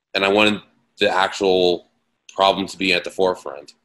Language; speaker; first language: English; native; English